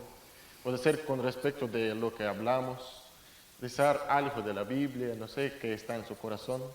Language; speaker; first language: Spanish; non-native, fluent; Russian